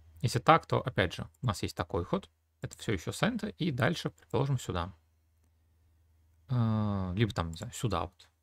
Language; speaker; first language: Russian; native; Russian